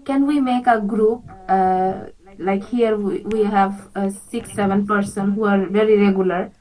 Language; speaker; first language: English; non-native, fluent; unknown